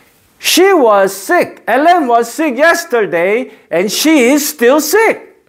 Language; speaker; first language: English; non-native, fluent; Korean